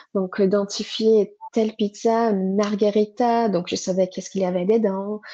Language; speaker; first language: French; non-native, fluent; Portuguese